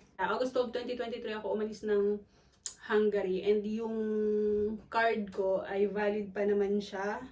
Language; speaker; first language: Filipino; non-native, local second language; Cebuano